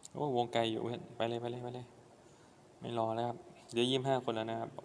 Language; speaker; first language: Thai; non-native, local second language; Northeastern Thai